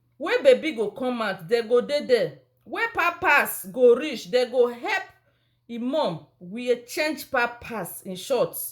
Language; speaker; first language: Nigerian Pidgin; non-native, local second language; Bini